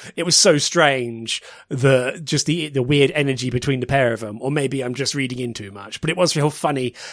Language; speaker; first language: English; native; English